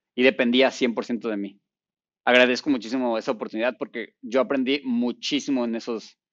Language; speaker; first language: Spanish; native; Spanish